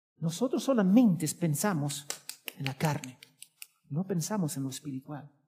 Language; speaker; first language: Spanish; early bilingual, heritage; Spanish